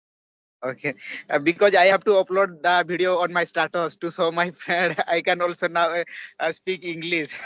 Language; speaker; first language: English; non-native, learner; Odia